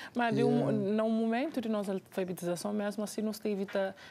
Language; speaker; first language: Portuguese; non-native, local second language; Kabuverdianu